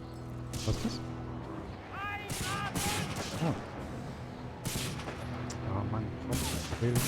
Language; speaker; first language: German; native; German